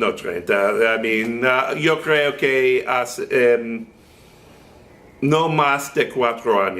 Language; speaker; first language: Spanish; non-native, learner; English